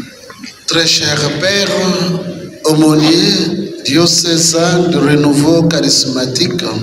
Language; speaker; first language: French; non-native, local second language; Kituba (Democratic Republic of Congo)